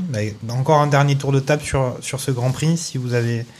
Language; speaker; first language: French; native; French